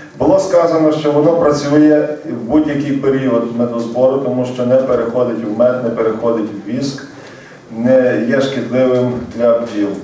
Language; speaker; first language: Ukrainian; native; Ukrainian